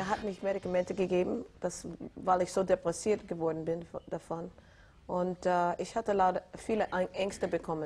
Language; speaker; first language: German; non-native, fluent; English